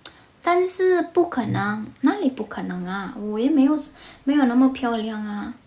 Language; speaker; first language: Chinese; non-native, learner; Indonesian